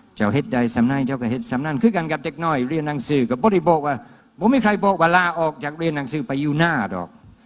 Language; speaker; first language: Thai; non-native, fluent; English